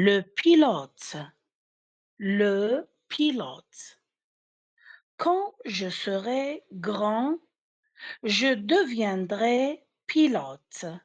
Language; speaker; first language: French; non-native, fluent; Arabic